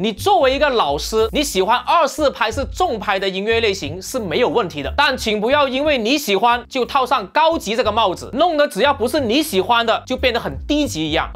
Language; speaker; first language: Chinese; non-native, local second language; Cantonese